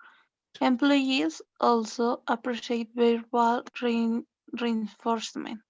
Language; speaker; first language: English; non-native, learner; Spanish